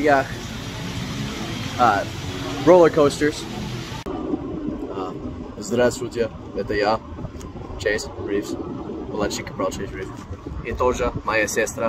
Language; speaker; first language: Russian; non-native, learner; English